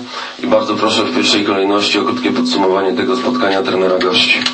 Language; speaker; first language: Polish; native; Polish